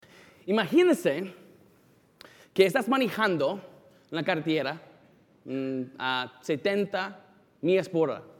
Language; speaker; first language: Spanish; non-native, fluent; English